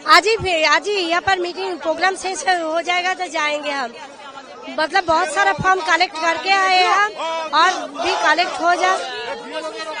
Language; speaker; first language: Hindi; non-native, local second language; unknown